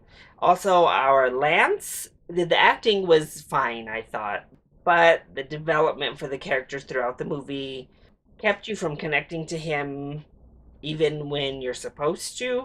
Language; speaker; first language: English; native; English